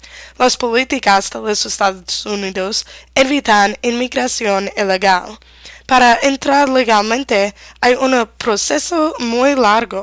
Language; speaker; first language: Spanish; non-native, learner; English